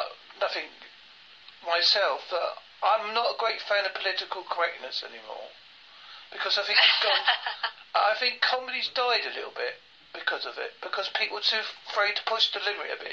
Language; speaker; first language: English; native; English